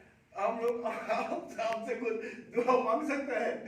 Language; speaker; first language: Hindi; non-native, local second language; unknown